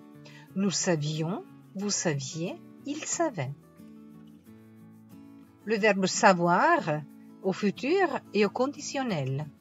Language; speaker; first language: French; non-native, fluent; Italian